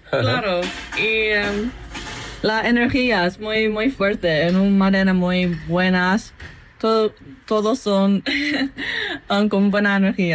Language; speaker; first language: Spanish; non-native, learner; English